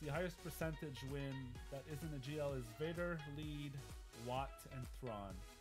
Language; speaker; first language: English; non-native, local second language; French